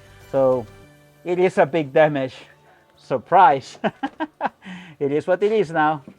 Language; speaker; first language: English; non-native, fluent; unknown